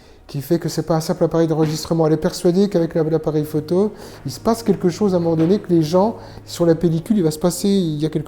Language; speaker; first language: French; native; French